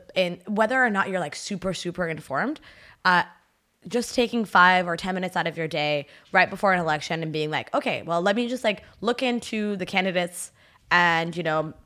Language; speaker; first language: English; non-native, fluent; French